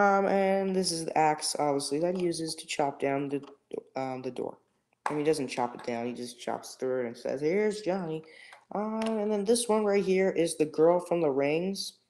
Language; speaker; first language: English; native; English